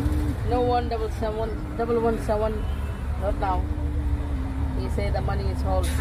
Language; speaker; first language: English; non-native, learner; Hindi